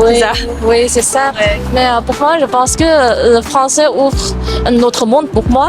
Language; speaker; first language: French; non-native, learner; Chinese